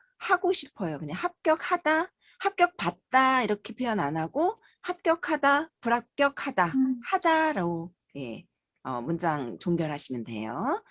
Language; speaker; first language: Korean; native; Korean